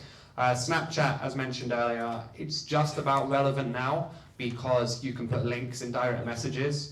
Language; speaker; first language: English; native; English